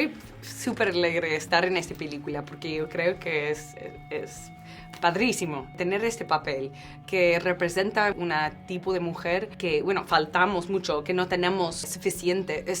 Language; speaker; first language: Spanish; non-native, learner; English